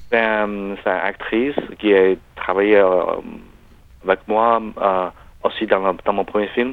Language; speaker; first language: French; non-native, learner; Chinese